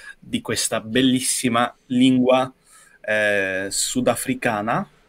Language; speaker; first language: Italian; non-native, fluent; English